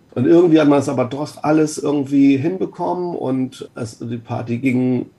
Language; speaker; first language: German; native; German